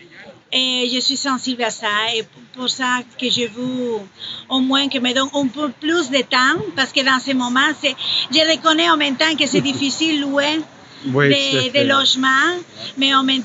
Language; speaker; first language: French; non-native, fluent; Spanish